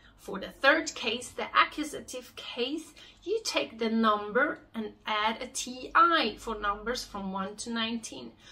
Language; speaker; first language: English; non-native, fluent; Swiss German